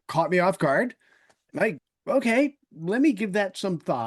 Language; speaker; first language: English; native; English